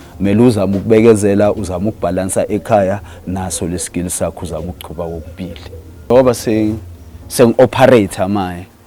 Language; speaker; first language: Zulu; native; Zulu